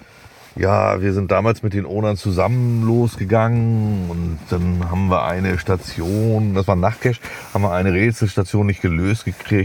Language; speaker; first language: German; native; German